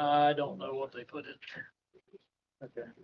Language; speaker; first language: English; native; English